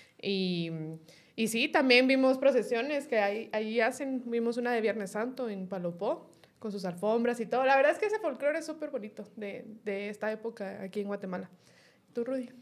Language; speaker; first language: Spanish; native; Spanish